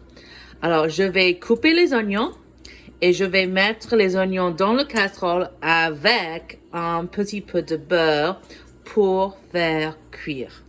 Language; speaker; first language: French; non-native, fluent; English